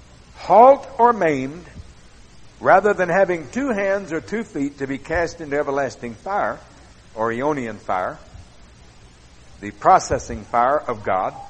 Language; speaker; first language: English; native; English